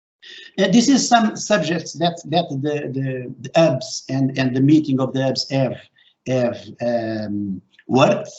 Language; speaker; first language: English; non-native, fluent; Portuguese